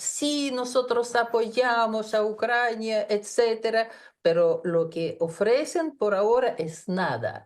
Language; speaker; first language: Spanish; non-native, fluent; Russian